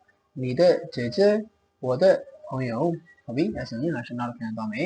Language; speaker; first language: Chinese; non-native, fluent; Burmese